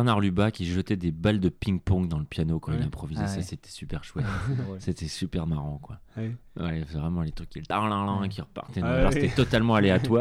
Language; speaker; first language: French; native; French